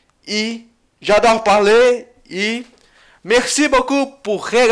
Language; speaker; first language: French; non-native, learner; Portuguese